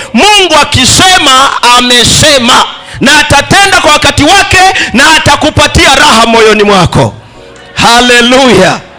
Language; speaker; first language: Swahili; native; Swahili